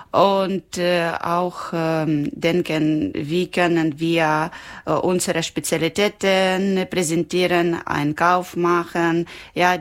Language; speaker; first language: German; non-native, learner; Ukrainian